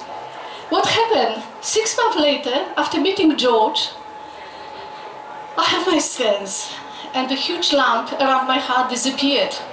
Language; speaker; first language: English; non-native, fluent; Polish